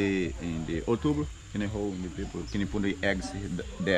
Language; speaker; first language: English; non-native, learner; Portuguese